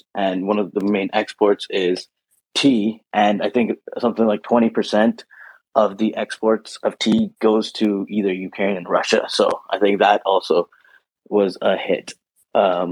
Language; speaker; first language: English; native; English